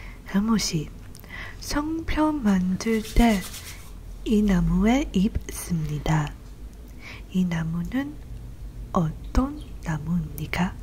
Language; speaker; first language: Korean; non-native, learner; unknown